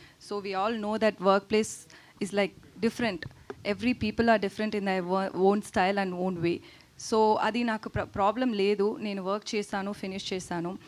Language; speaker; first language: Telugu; non-native, fluent; Tamil